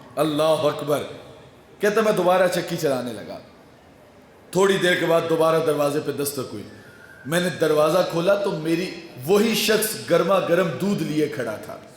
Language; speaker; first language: Urdu; non-native, local second language; Punjabi